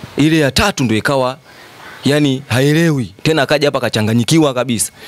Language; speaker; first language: Swahili; native; Swahili